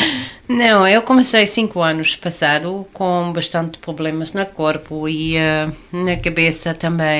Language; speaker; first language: Portuguese; non-native, learner; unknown